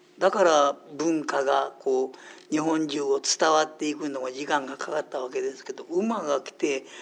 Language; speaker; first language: Japanese; native; Japanese